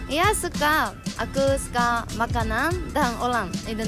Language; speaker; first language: Indonesian; non-native, learner; Japanese